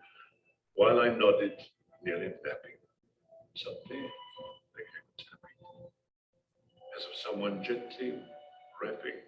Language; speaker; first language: English; native; English